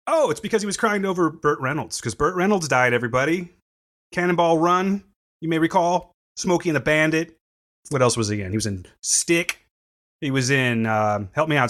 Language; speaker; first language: English; native; English